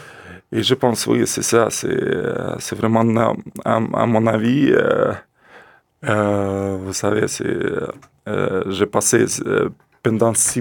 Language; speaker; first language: French; non-native, learner; Russian